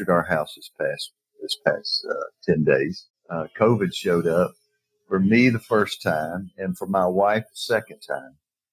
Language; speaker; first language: English; native; English